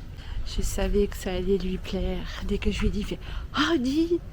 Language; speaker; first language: French; native; French